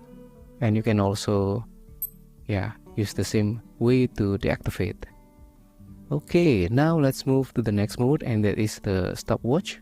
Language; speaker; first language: English; non-native, fluent; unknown